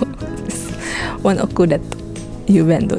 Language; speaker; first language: Japanese; non-native, fluent; Indonesian